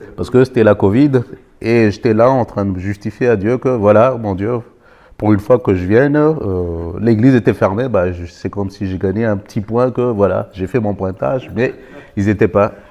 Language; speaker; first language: French; non-native, local second language; Malagasy